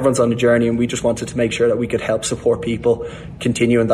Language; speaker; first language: English; native; English